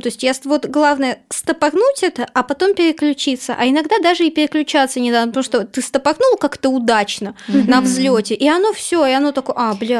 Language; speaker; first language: Russian; native; Russian